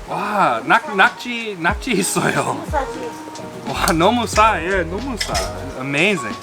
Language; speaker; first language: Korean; non-native, learner; English